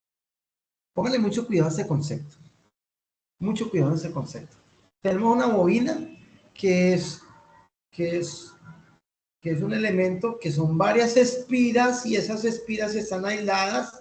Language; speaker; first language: Spanish; native; Spanish